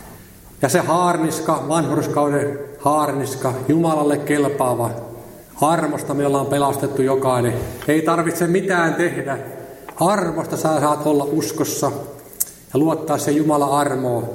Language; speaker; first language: Finnish; native; Finnish